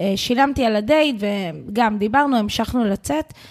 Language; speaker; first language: Hebrew; native; Hebrew